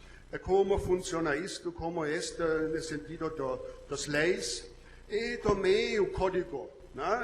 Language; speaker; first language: Portuguese; non-native, learner; German